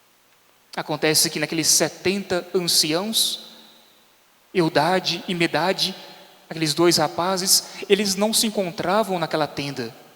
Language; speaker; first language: Portuguese; native; Portuguese